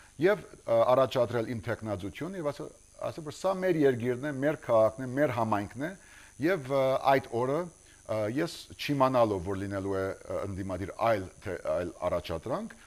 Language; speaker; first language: Armenian; early bilingual, heritage; Armenian